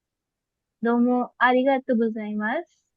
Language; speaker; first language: Japanese; non-native, learner; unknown